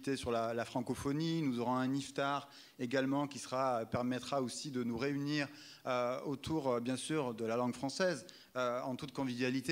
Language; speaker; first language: French; native; French